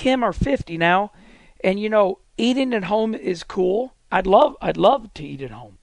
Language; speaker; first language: English; native; English